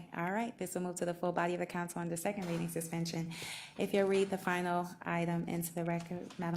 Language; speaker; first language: English; native; English